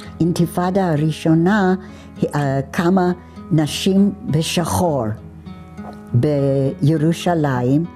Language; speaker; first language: Hebrew; non-native, fluent; English